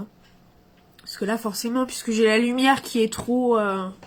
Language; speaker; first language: French; native; French